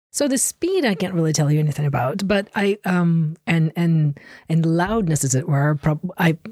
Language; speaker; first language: English; non-native, fluent; Ukrainian